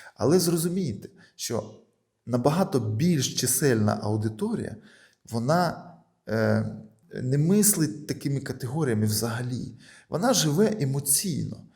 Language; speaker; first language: Ukrainian; non-native, local second language; Russian